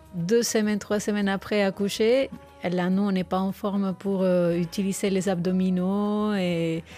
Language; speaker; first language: French; non-native, fluent; Spanish